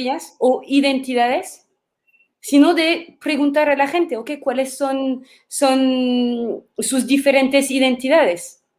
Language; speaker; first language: Spanish; non-native, fluent; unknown